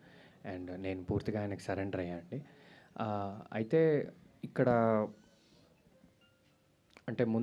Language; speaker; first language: Telugu; native; Telugu